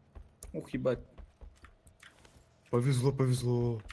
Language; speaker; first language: Russian; non-native, local second language; Yakut